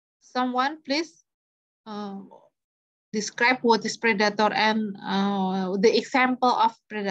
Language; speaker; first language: English; non-native, fluent; Indonesian